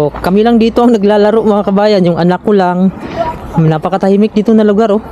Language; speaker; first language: Filipino; non-native, local second language; Cebuano